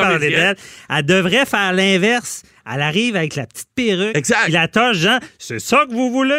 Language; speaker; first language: French; native; French